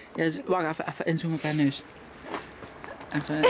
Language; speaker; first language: Dutch; native; Dutch